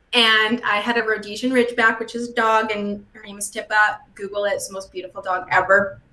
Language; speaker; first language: English; native; English